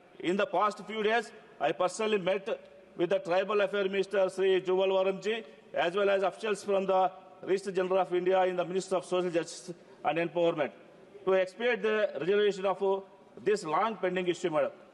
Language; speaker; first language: English; non-native, local second language; Telugu